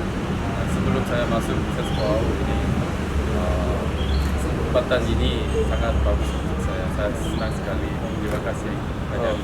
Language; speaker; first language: Indonesian; non-native, learner; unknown